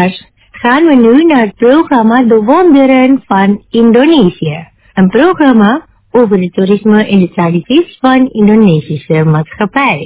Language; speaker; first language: Dutch; non-native, fluent; Indonesian